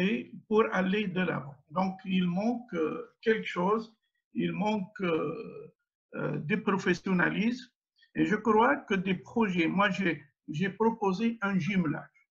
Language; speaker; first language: French; non-native, local second language; Arabic